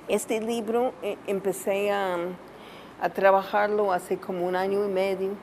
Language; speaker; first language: Spanish; non-native, fluent; English